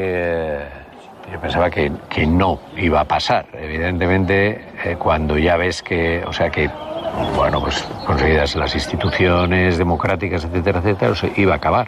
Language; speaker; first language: Spanish; native; Spanish